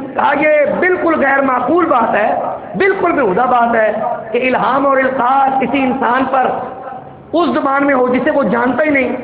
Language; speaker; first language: Urdu; non-native, local second language; Punjabi